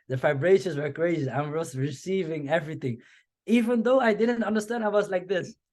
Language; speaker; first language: English; non-native, fluent; Dutch